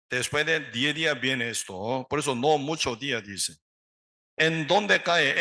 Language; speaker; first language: Spanish; non-native, learner; Korean